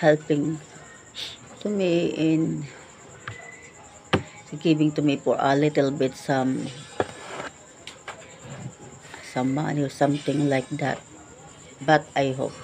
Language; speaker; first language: English; non-native, learner; Filipino